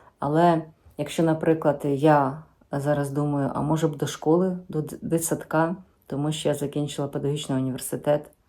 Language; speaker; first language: Ukrainian; native; Ukrainian